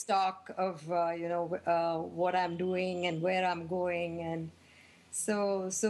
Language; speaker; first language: English; non-native, local second language; Tamil